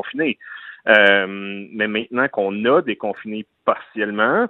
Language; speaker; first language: French; native; French